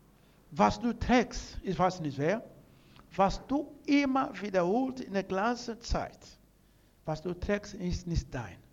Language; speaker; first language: German; non-native, learner; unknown